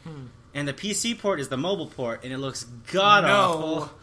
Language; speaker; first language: English; native; English